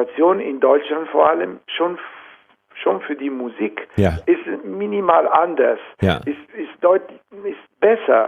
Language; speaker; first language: German; non-native, fluent; Italian